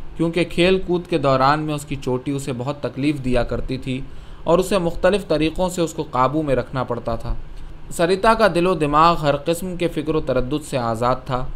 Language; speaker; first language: Urdu; native; Urdu